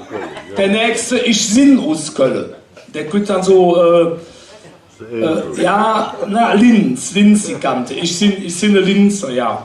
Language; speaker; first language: German; native; German